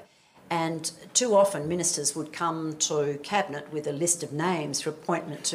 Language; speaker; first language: English; native; English